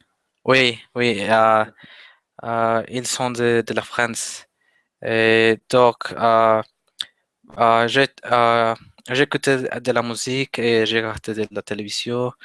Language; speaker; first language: French; non-native, learner; Spanish